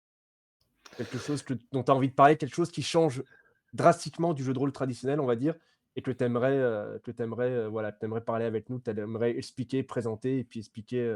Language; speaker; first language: French; native; French